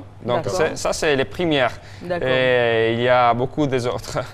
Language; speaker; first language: French; non-native, fluent; Italian